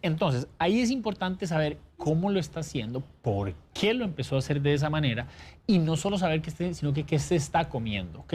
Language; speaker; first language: Spanish; native; Spanish